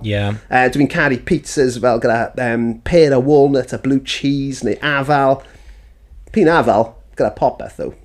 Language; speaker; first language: Welsh; native; Welsh